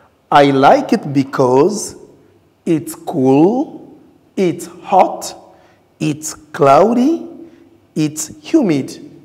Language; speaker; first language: English; non-native, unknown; Lingala